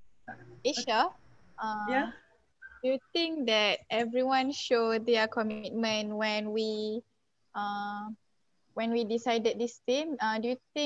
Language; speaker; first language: English; non-native, local second language; Malay